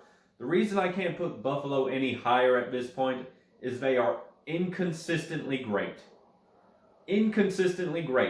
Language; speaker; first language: English; native; English